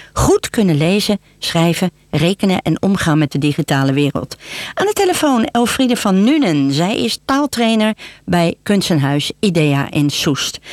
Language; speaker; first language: Dutch; native; Dutch